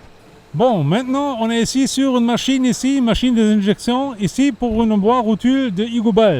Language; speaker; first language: French; non-native, fluent; German